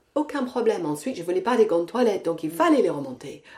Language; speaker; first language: French; non-native, fluent; English